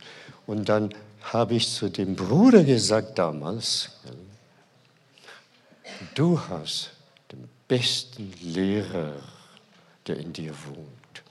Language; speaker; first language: German; non-native, fluent; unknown